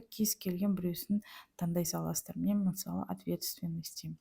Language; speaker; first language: Russian; non-native, local second language; Kazakh